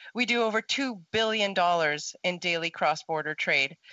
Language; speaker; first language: English; native; English